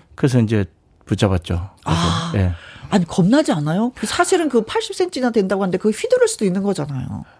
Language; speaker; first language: Korean; native; Korean